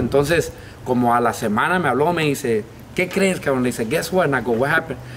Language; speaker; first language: Spanish; early bilingual, heritage; Spanish